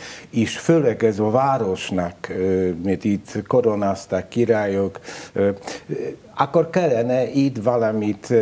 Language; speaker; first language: Hungarian; non-native, learner; Polish